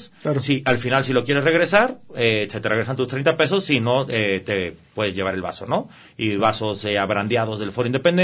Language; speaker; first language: Spanish; native; Spanish